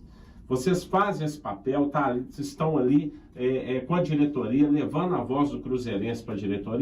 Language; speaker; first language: Portuguese; native; Portuguese